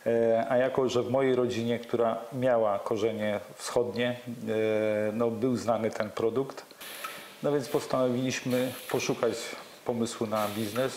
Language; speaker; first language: Polish; native; Polish